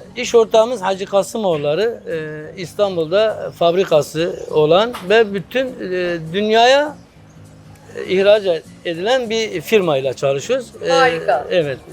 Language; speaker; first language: Turkish; native; Turkish